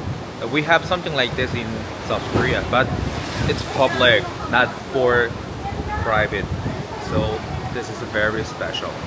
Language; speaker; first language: English; non-native, learner; Korean